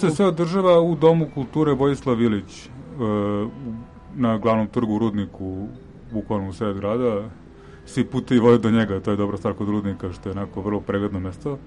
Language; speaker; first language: Serbian; native; Serbian